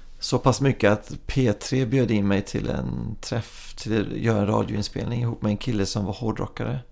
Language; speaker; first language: Swedish; early bilingual, other home language; English